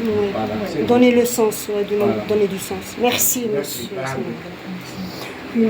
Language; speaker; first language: French; non-native, local second language; Arabic